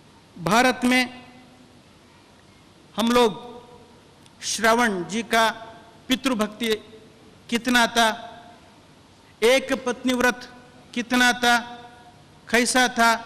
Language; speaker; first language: Hindi; non-native, local second language; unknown